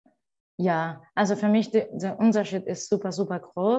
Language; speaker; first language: German; non-native, learner; Spanish